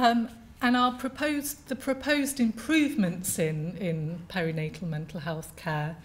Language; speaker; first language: English; native; English